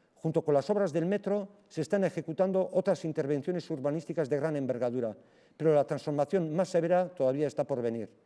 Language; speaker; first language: Spanish; non-native, local second language; Basque